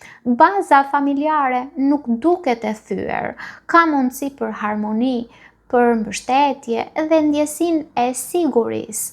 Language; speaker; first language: Albanian; native; Albanian